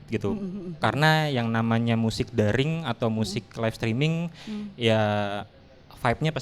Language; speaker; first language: Indonesian; native; Indonesian